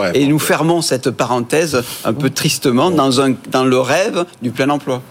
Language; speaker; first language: French; native; French